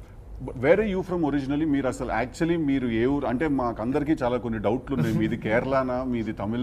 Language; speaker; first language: Telugu; native; Telugu